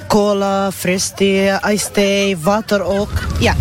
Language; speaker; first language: Dutch; non-native, learner; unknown